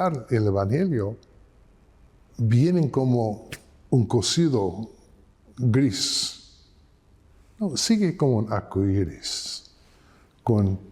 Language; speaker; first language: Spanish; non-native, fluent; English